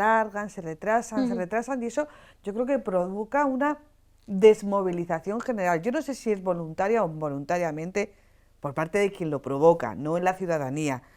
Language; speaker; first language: Spanish; native; Spanish